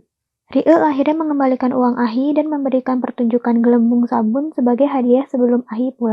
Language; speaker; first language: Indonesian; native; Indonesian